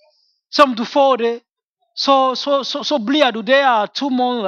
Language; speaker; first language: Danish; non-native, fluent; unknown